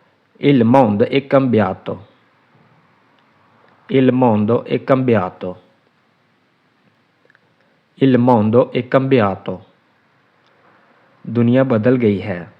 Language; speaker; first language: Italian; non-native, learner; Urdu